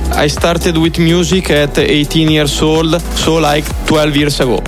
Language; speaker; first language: English; non-native, learner; Italian